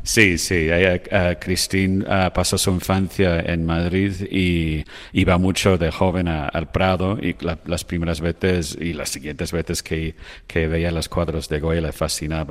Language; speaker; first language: Spanish; non-native, fluent; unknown